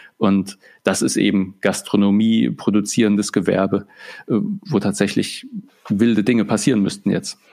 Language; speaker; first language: German; native; German